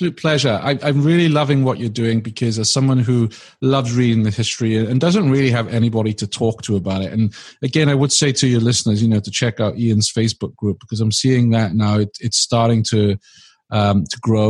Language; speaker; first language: English; native; English